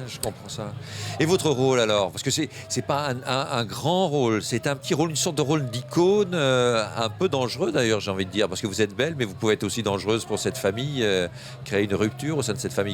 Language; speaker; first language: French; native; French